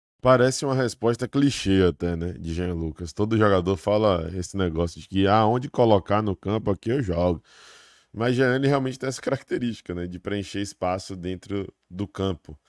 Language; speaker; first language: Portuguese; native; Portuguese